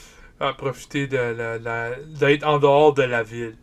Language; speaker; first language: French; native; French